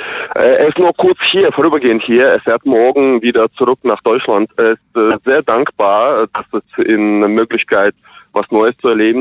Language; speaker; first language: German; non-native, fluent; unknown